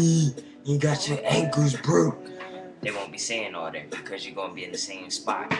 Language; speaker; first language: English; native; English